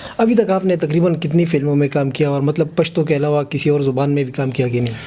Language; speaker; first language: Urdu; non-native, local second language; Pashto